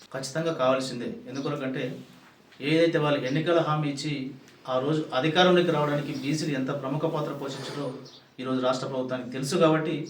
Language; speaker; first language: Telugu; native; Telugu